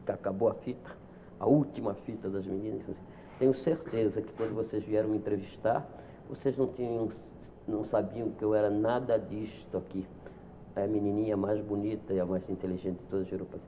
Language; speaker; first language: Portuguese; native; Portuguese